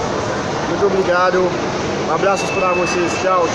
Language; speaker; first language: Portuguese; non-native, learner; Haitian Creole